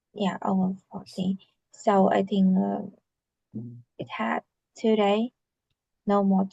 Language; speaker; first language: English; non-native, learner; Vietnamese